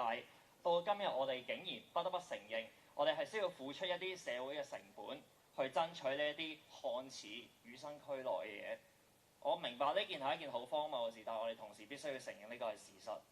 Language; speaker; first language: Cantonese; native; Cantonese